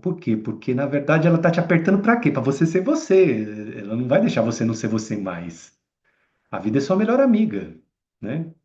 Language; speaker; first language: Portuguese; native; Portuguese